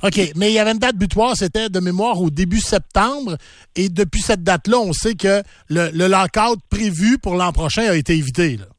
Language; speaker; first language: French; native; French